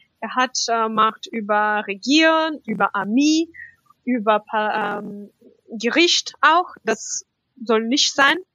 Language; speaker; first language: German; non-native, fluent; Russian